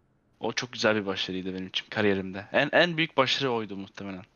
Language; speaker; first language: Turkish; early bilingual, heritage; Turkish